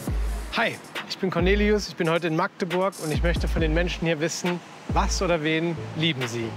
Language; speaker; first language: German; native; German